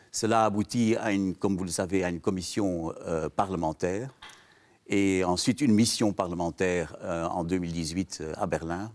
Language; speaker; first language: French; native; French